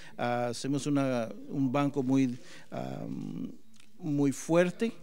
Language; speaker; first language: Spanish; early bilingual, heritage; Spanish